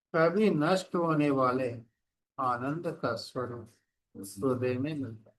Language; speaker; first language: Hindi; non-native, local second language; Telugu